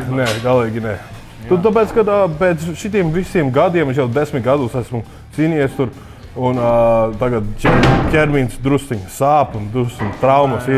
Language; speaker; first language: Latvian; early bilingual, heritage; English